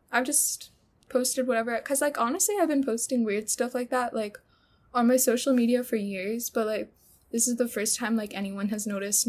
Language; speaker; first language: English; early bilingual, other home language; Russian